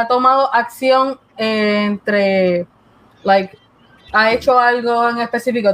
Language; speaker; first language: Spanish; native; Spanish